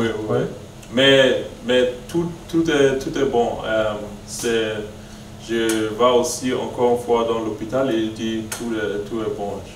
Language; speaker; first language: French; non-native, learner; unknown